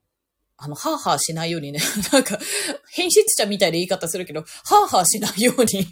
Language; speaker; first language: Japanese; native; Japanese